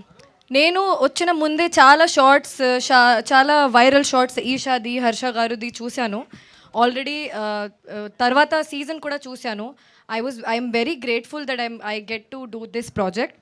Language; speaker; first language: Telugu; non-native, fluent; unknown